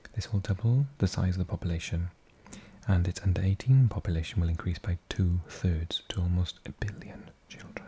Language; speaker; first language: English; native; English